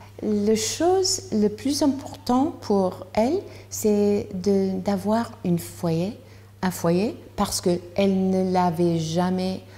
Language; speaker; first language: French; non-native, learner; English